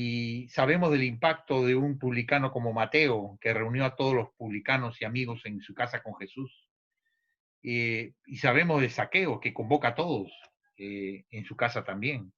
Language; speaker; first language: Spanish; native; Spanish